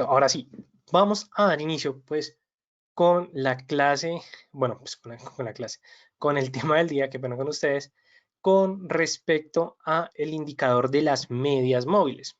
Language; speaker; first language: Spanish; native; Spanish